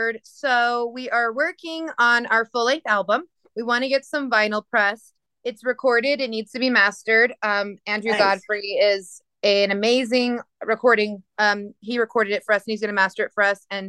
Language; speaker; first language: English; native; English